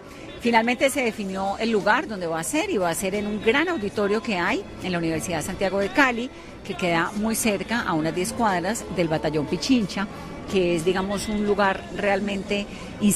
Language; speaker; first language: Spanish; native; Spanish